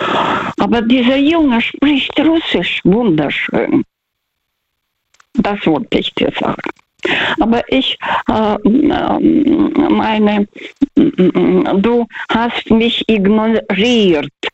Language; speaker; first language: German; non-native, fluent; Russian